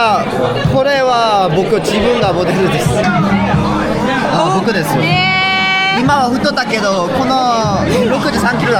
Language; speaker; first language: Japanese; non-native, learner; Korean